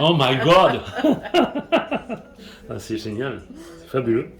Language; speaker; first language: French; native; French